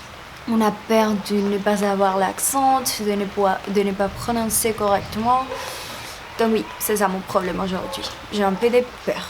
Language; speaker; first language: French; non-native, fluent; Spanish